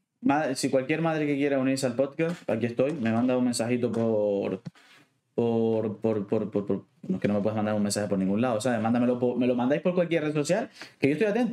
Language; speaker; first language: Spanish; native; Spanish